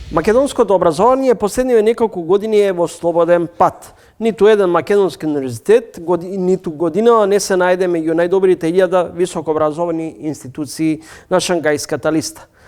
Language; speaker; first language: Macedonian; native; Macedonian